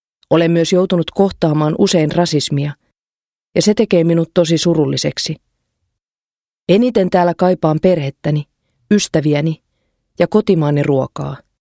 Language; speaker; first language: Finnish; non-native, fluent; Bulgarian